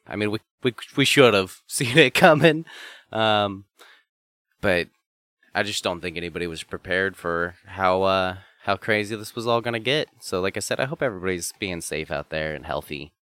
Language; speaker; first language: English; native; English